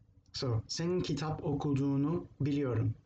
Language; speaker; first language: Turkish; non-native, fluent; English